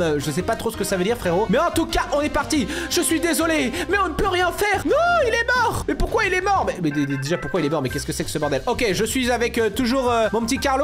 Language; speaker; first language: French; native; French